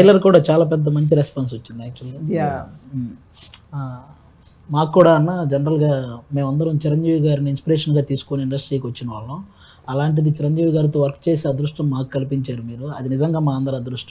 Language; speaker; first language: Telugu; native; Telugu